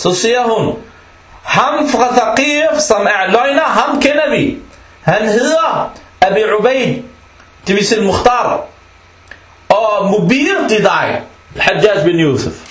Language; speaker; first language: Danish; early bilingual, other home language; Arabic